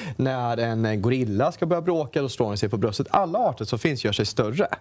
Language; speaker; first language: Swedish; native; Swedish